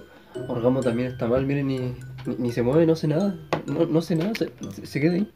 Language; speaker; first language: Spanish; native; Spanish